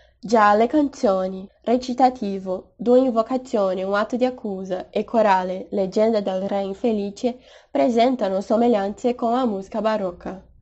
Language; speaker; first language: Italian; non-native, learner; Portuguese